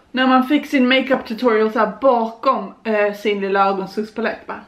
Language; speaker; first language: Swedish; native; Swedish